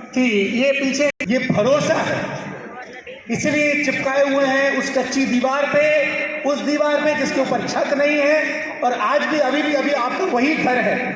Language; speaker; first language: Hindi; non-native, local second language; Telugu